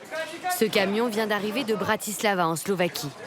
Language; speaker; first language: French; native; French